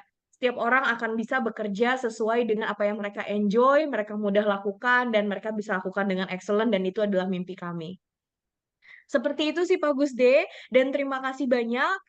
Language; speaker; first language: Indonesian; native; Indonesian